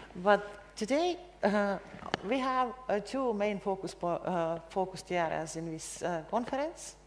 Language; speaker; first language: English; non-native, fluent; Estonian